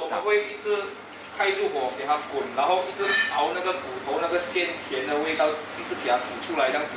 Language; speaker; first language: Chinese; native; Chinese